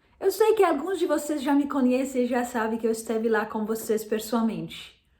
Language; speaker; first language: Portuguese; non-native, fluent; Arabic